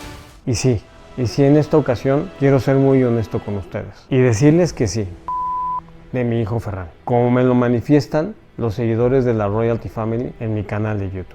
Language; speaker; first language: Spanish; native; Spanish